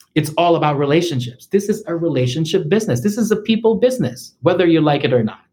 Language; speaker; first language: English; native; English